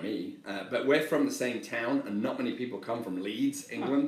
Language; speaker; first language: English; native; English